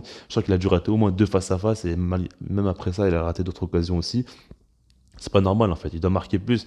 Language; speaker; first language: French; native; French